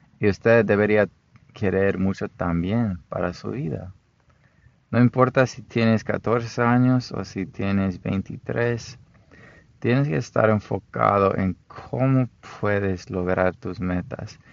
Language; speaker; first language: Spanish; non-native, fluent; English